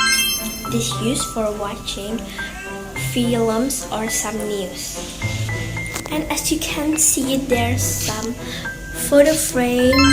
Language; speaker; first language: English; non-native, learner; Indonesian